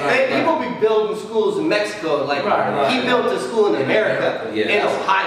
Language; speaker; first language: English; native; English